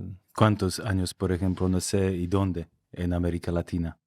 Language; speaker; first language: Spanish; non-native, fluent; Slovak